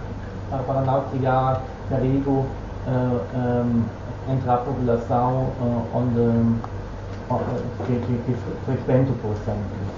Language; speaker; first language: Portuguese; non-native, fluent; Dutch